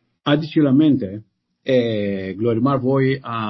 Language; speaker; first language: Spanish; non-native, learner; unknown